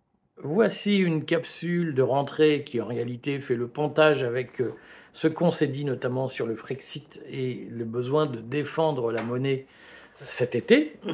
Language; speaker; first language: French; native; French